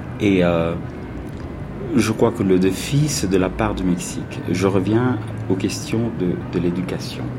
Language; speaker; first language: French; non-native, fluent; Spanish